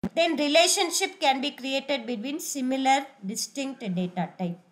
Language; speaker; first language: English; non-native, local second language; Tamil